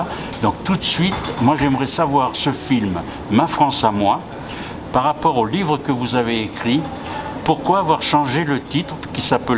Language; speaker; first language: French; native; French